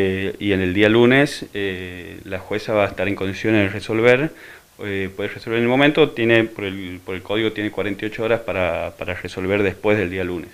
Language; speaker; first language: Spanish; native; Spanish